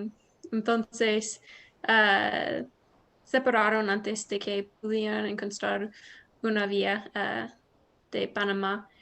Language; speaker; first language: Spanish; non-native, learner; English